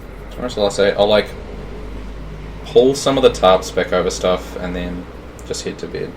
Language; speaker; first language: English; native; English